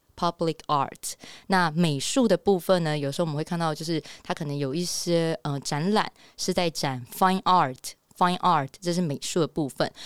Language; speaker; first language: Chinese; native; Chinese